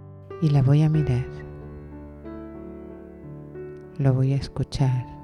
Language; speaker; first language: Spanish; native; Spanish